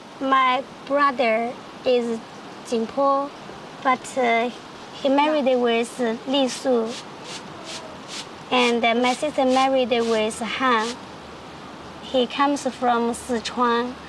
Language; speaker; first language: English; non-native, fluent; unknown